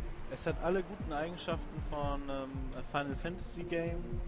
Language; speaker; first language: German; native; German